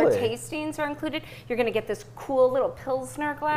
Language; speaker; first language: English; native; English